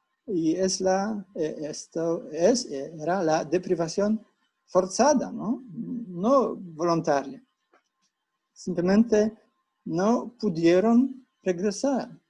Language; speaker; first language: Spanish; non-native, fluent; Polish